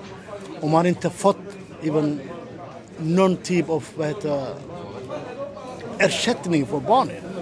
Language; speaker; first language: Swedish; non-native, learner; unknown